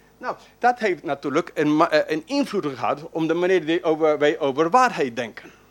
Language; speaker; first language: Dutch; non-native, fluent; English